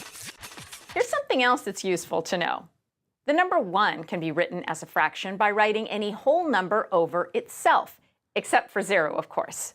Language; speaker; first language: English; native; English